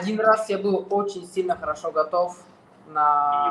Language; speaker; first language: Russian; non-native, fluent; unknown